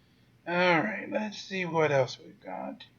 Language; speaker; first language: English; native; English